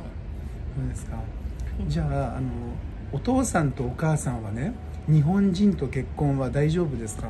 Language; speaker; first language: Japanese; native; Japanese